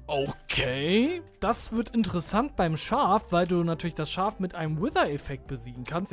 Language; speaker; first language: German; native; German